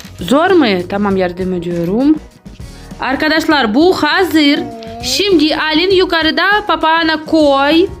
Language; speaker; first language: Turkish; non-native, learner; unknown